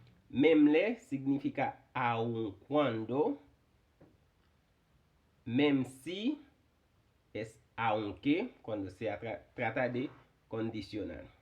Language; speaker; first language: Spanish; non-native, fluent; Haitian Creole